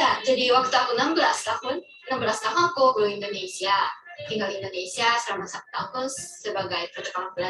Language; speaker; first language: Indonesian; non-native, fluent; Japanese